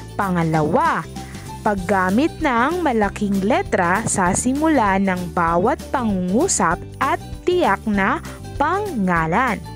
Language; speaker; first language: Filipino; non-native, local second language; Maranao